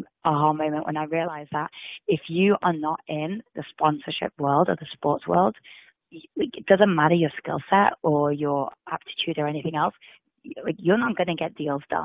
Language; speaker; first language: English; native; English